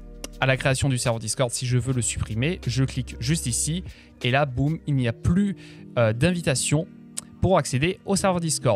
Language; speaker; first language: French; native; French